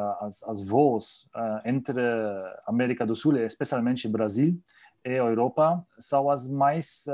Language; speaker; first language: Portuguese; non-native, learner; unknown